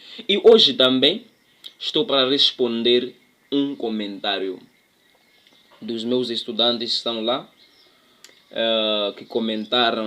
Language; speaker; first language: Portuguese; non-native, local second language; Tsonga